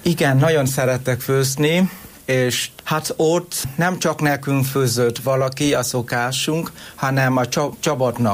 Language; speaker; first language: Hungarian; non-native, learner; Vietnamese